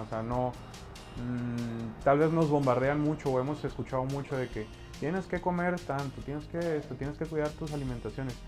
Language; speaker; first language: Spanish; native; Spanish